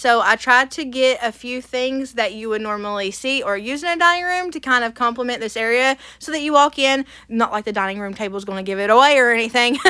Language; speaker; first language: English; native; English